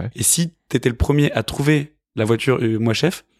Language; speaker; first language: French; native; French